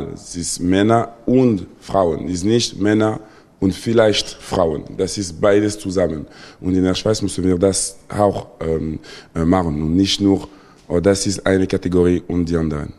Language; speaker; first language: German; non-native, local second language; French